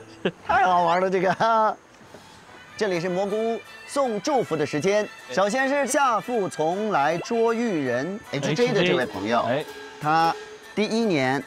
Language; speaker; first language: Chinese; native; Chinese